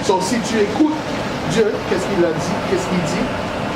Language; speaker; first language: French; non-native, learner; English